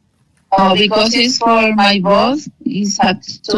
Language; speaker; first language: English; non-native, learner; Spanish